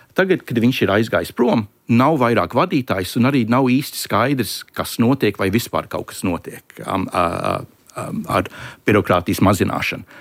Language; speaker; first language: Latvian; early bilingual, heritage; Latvian